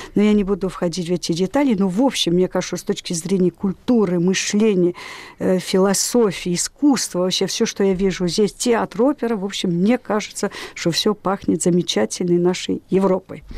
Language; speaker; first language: Russian; non-native, fluent; French